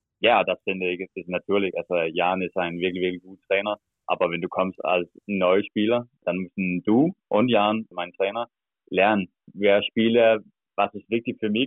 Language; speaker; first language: German; non-native, learner; Danish